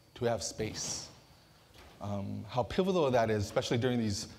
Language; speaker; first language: English; native; English